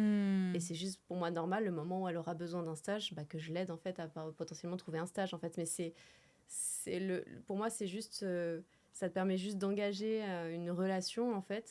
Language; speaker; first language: French; native; French